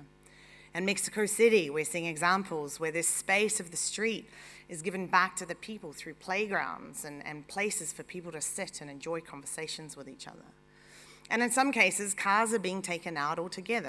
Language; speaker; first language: English; native; English